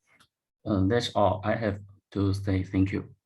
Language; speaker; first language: English; non-native, learner; Chinese